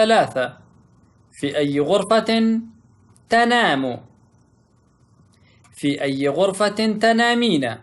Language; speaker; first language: Arabic; non-native, fluent; Pashto